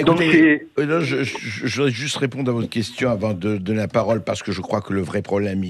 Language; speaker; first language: French; native; French